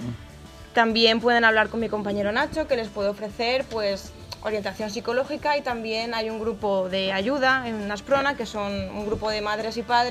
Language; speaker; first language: Spanish; native; Spanish